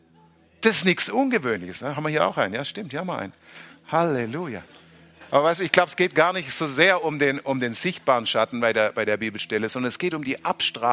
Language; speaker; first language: German; native; German